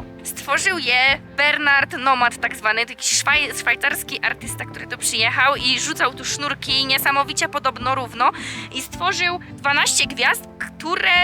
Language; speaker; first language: Polish; native; Polish